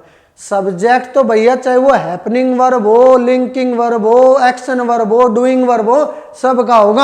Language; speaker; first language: Hindi; native; Hindi